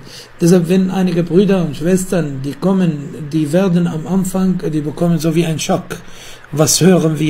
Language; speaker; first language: German; non-native, fluent; Arabic